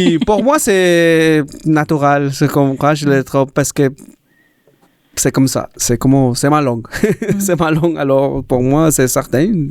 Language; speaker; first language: French; non-native, learner; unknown